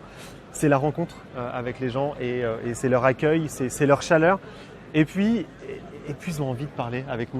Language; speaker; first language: French; native; French